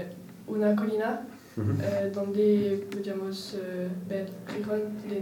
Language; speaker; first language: Spanish; non-native, learner; French